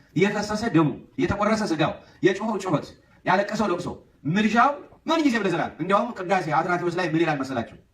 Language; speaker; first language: Amharic; native; Amharic